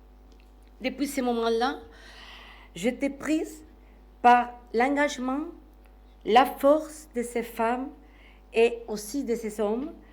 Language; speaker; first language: French; non-native, fluent; Spanish